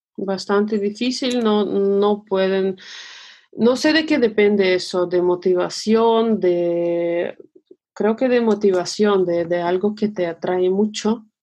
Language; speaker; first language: Spanish; non-native, fluent; Russian